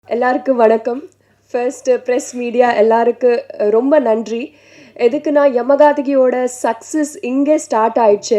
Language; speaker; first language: Tamil; non-native, learner; Telugu